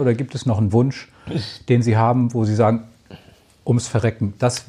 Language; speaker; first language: German; native; German